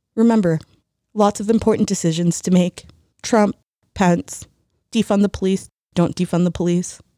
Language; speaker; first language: English; early bilingual, other home language; Spanish